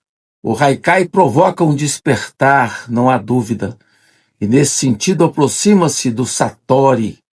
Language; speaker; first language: Portuguese; native; Portuguese